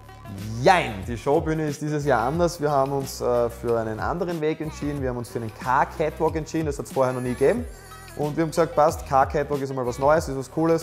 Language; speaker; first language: German; native; German